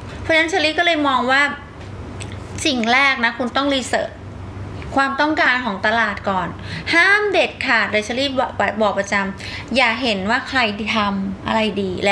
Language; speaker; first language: Thai; native; Thai